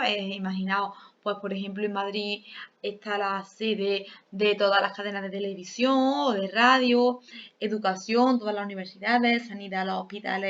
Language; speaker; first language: Spanish; native; Spanish